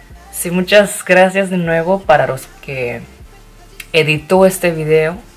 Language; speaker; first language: Spanish; non-native, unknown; Japanese